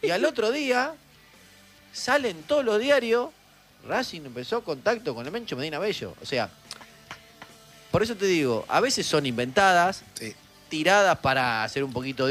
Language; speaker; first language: Spanish; native; Spanish